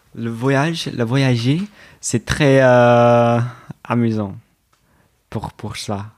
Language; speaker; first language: French; non-native, learner; English